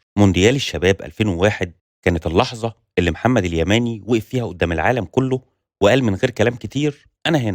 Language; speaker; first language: Arabic; native; Arabic